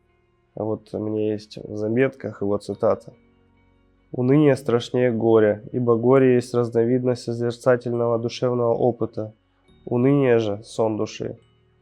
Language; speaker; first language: Russian; native; Russian